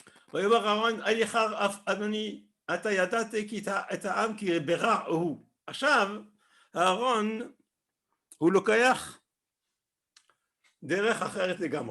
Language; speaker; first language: Hebrew; non-native, fluent; French